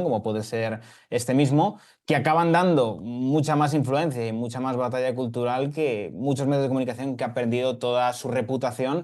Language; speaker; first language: Spanish; native; Spanish